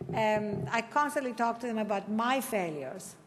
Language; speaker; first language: English; non-native, fluent; Greek